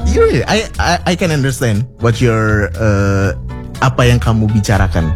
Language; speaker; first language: Indonesian; native; Indonesian